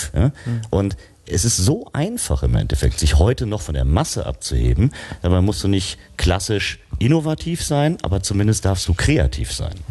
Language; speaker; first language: German; native; German